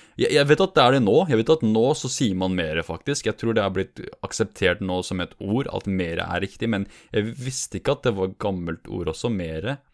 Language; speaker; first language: Norwegian; native; Norwegian